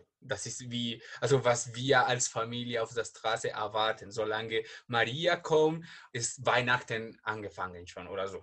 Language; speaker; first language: German; non-native, learner; Spanish